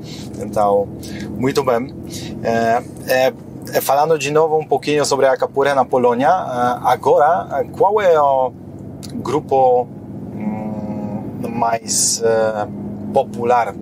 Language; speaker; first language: Spanish; non-native, learner; Polish